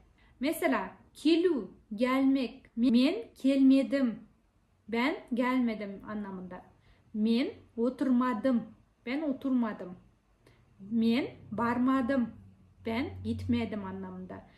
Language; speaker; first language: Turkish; non-native, fluent; Kazakh